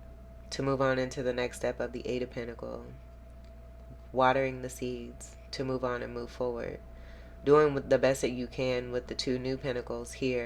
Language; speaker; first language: English; native; English